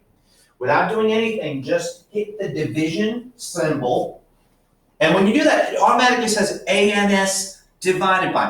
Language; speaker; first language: English; native; English